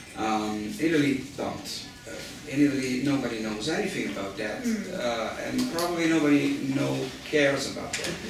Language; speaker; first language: English; non-native, fluent; Italian